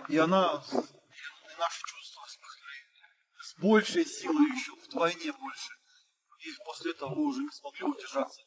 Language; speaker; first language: Russian; native; Russian